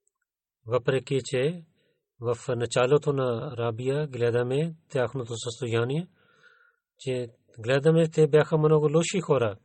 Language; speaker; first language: Bulgarian; non-native, learner; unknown